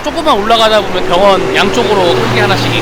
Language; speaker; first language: Korean; native; Korean